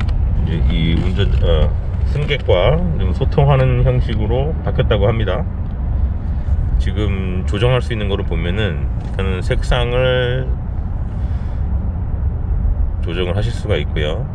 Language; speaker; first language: Korean; native; Korean